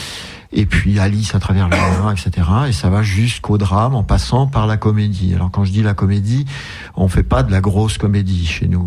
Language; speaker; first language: French; native; French